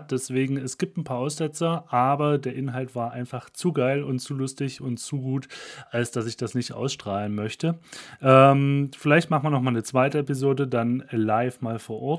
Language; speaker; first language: German; native; German